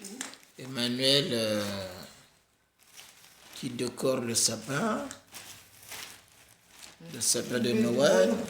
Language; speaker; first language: French; native; French